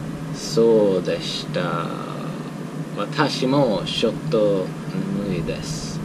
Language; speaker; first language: Japanese; non-native, learner; Swedish